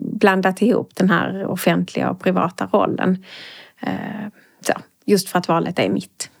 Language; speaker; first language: Swedish; native; Swedish